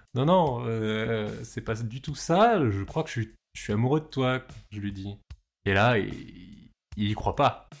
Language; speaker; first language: French; native; French